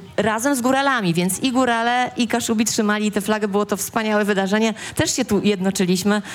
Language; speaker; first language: Polish; non-native, local second language; Kashubian